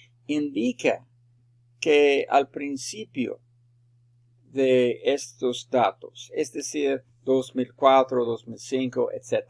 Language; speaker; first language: Spanish; non-native, fluent; English